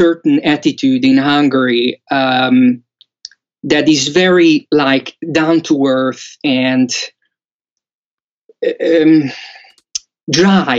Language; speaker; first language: English; non-native, fluent; Hungarian